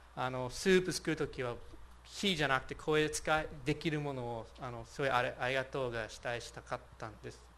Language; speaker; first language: Japanese; non-native, fluent; English